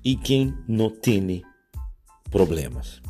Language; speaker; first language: Portuguese; non-native, learner; Spanish